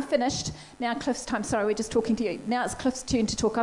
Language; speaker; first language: English; native; English